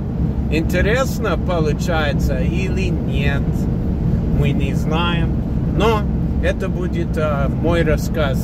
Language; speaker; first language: Russian; non-native, fluent; English